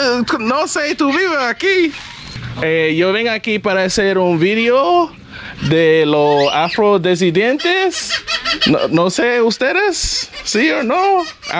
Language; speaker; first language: Spanish; non-native, learner; English